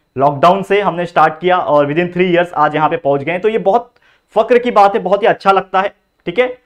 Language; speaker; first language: Hindi; native; Hindi